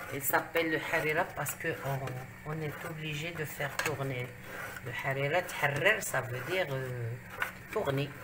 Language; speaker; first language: French; non-native, local second language; Arabic